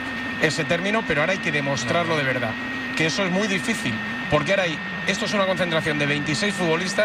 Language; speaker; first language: Spanish; native; Spanish